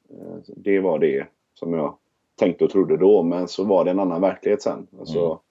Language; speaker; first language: Swedish; native; Swedish